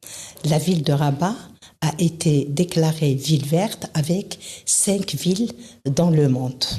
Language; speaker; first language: French; non-native, local second language; Arabic